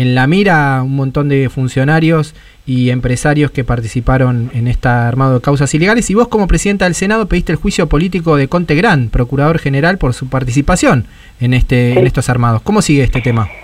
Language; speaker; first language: Spanish; native; Spanish